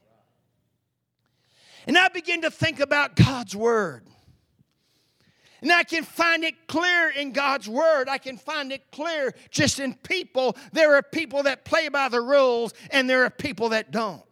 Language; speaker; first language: English; native; English